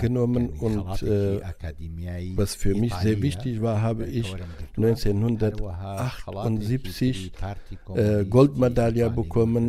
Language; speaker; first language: German; non-native, fluent; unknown